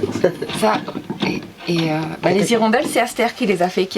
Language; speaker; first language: French; native; French